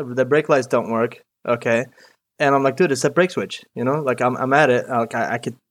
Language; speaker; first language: English; early bilingual, other home language; Arabic